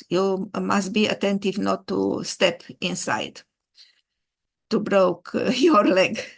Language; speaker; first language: English; non-native, fluent; Romanian